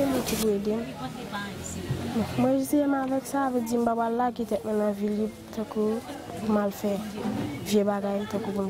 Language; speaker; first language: French; non-native, learner; Haitian Creole